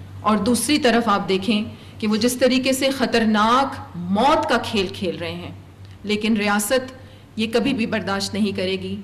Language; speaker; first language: Urdu; non-native, local second language; Baluchi